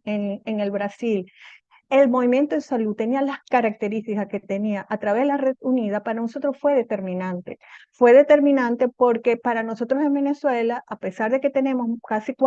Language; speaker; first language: Spanish; native; Spanish